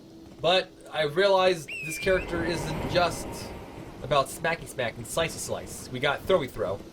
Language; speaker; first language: English; native; English